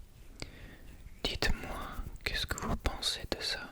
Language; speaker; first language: French; non-native, fluent; English